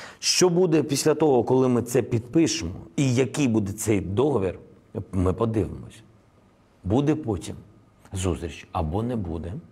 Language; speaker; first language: Ukrainian; non-native, local second language; Russian